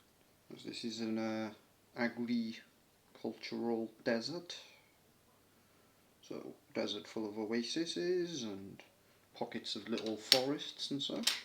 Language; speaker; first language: English; native; English